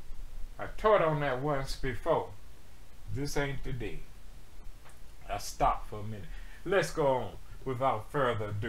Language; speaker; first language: English; native; English